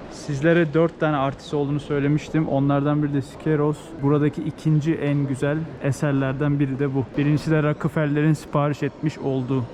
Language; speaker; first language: Turkish; native; Turkish